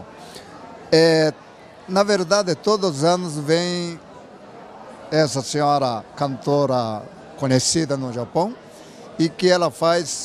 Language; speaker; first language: Portuguese; non-native, learner; Japanese